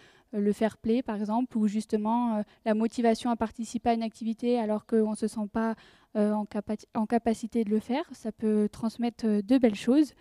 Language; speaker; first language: French; native; French